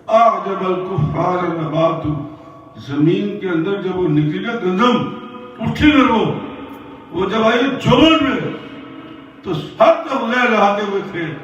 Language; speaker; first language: Urdu; non-native, local second language; Punjabi